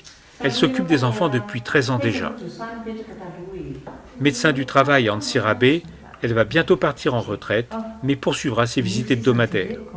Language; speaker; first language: French; native; French